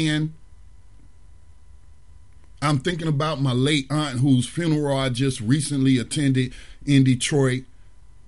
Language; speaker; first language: English; native; English